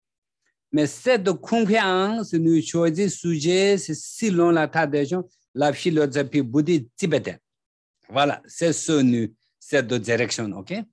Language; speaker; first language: French; non-native, learner; Tibetan